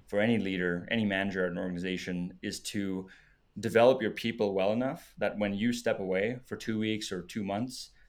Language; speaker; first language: English; native; English